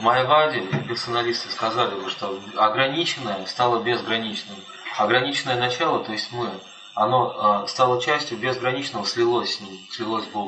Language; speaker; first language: Russian; native; Russian